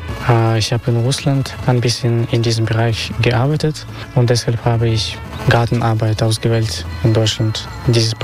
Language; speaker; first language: German; non-native, fluent; Russian